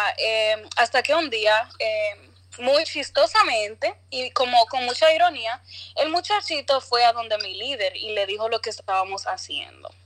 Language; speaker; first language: Spanish; early bilingual, other home language; English